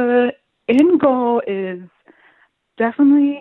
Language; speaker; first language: English; native; English